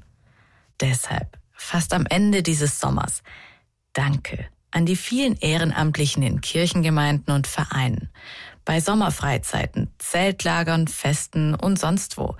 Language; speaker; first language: German; native; German